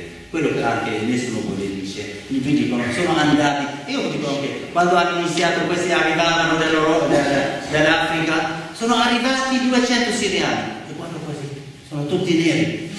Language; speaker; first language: Italian; non-native, fluent; Arabic